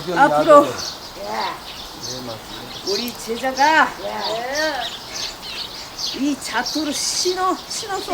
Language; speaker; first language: Korean; native; Korean